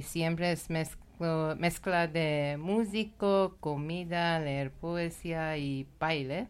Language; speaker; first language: Spanish; non-native, learner; Persian